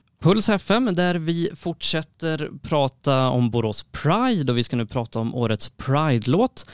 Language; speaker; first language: Swedish; native; Swedish